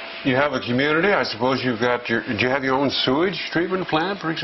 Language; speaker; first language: English; native; English